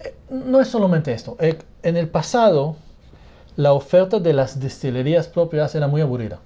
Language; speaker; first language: Spanish; non-native, fluent; English